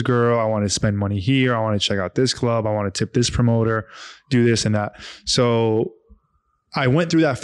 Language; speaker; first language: English; non-native, fluent; Arabic